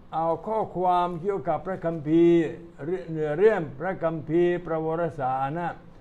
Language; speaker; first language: Thai; non-native, fluent; Italian